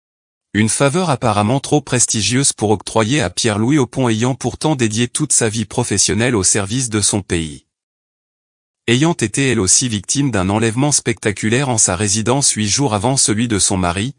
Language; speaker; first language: French; non-native, local second language; Haitian Creole